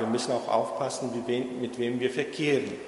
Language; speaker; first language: German; non-native, fluent; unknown